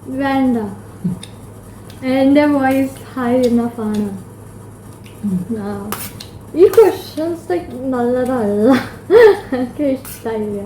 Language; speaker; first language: Malayalam; early bilingual, heritage; Malayalam